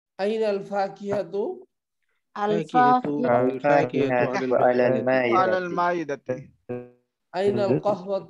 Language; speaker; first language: Arabic; non-native, fluent; Bangla